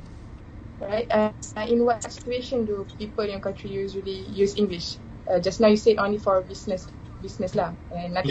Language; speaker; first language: English; non-native, local second language; Malay